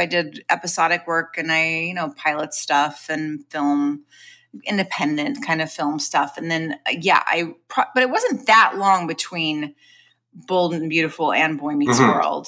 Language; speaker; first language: English; native; English